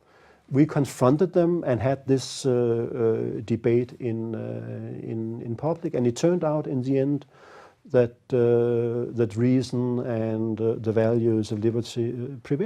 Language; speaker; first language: English; non-native, fluent; Danish